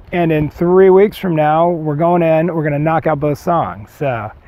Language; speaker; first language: English; native; English